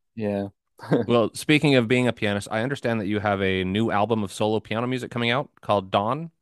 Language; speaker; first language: English; native; English